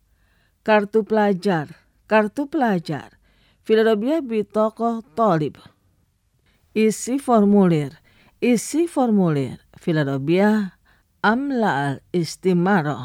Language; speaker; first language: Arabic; non-native, fluent; Indonesian